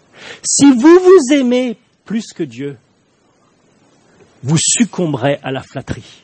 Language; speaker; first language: French; native; French